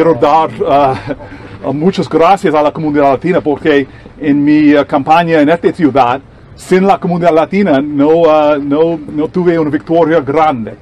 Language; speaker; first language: Spanish; non-native, learner; English